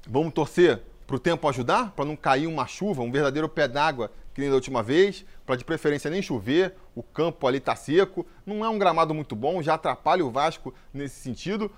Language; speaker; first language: Portuguese; native; Portuguese